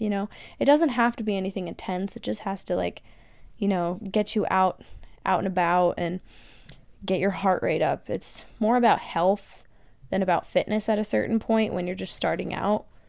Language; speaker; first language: English; native; English